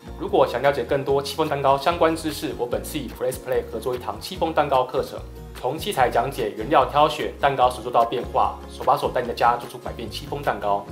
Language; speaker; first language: Chinese; native; Chinese